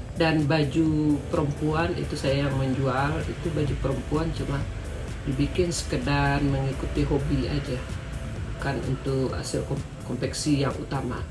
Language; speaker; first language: Indonesian; non-native, local second language; Minangkabau